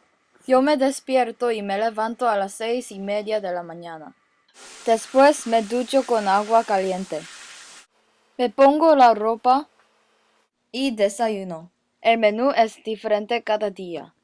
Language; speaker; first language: Spanish; non-native, learner; English